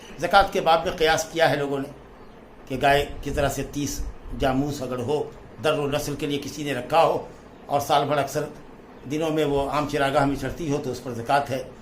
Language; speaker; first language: Urdu; native; Urdu